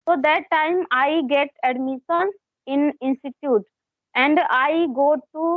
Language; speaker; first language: English; non-native, learner; Hindi